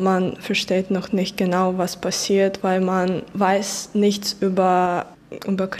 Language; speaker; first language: German; non-native, fluent; Ukrainian